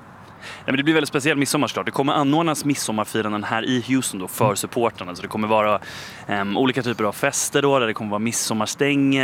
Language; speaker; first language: Swedish; native; Swedish